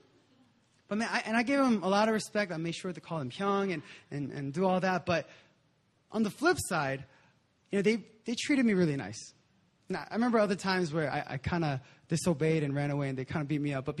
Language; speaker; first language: English; native; English